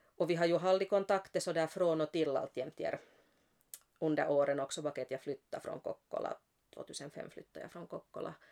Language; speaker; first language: Swedish; native; Swedish